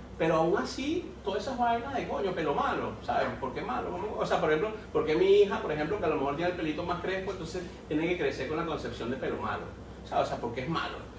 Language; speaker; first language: Spanish; native; Spanish